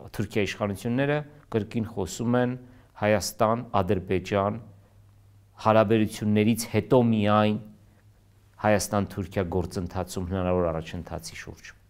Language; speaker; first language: Armenian; native; Armenian